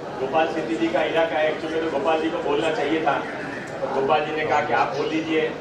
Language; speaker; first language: Hindi; native; Hindi